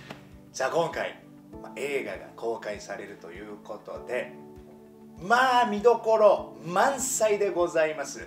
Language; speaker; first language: Japanese; native; Japanese